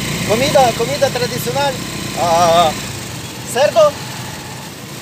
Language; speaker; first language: Spanish; non-native, learner; Russian